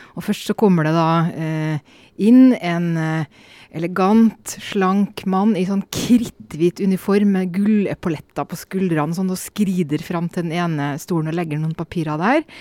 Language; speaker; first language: Norwegian; native; Norwegian